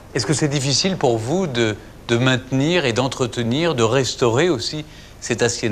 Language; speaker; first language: French; native; French